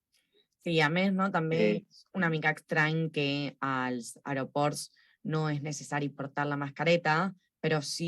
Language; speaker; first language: Catalan; non-native, local second language; Spanish